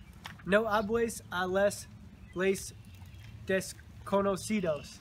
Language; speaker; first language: Spanish; non-native, learner; English